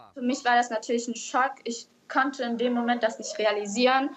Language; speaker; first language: German; native; German